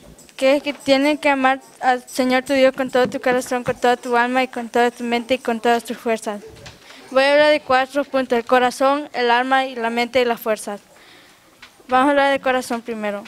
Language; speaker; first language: Spanish; early bilingual, other home language; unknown